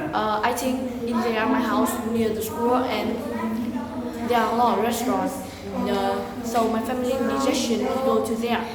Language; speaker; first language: English; non-native, learner; Vietnamese